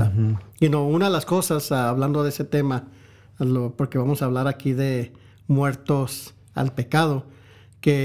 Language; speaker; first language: Spanish; early bilingual, heritage; Spanish